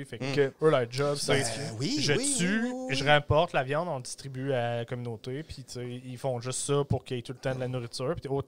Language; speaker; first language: French; native; French